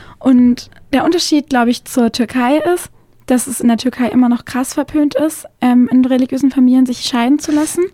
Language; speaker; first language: German; native; German